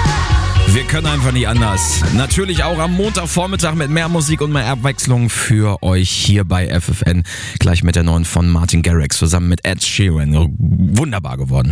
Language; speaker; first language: German; native; German